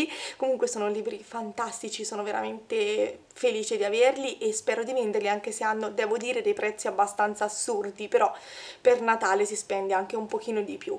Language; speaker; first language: Italian; native; Italian